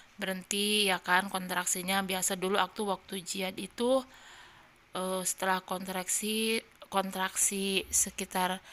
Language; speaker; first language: Indonesian; native; Indonesian